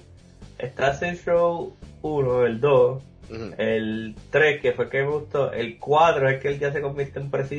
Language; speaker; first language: Spanish; native; Spanish